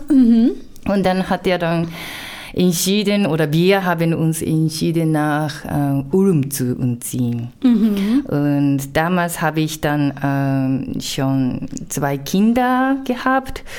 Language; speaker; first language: German; non-native, learner; Japanese